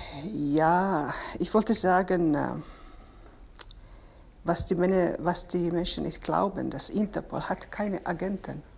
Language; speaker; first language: German; non-native, fluent; Finnish